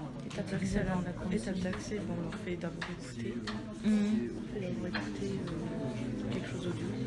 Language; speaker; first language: French; non-native, learner; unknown